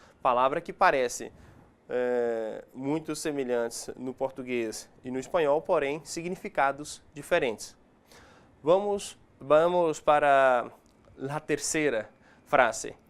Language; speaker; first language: Portuguese; non-native, fluent; Spanish